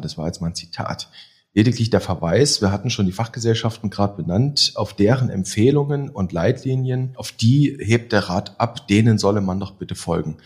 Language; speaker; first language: German; native; German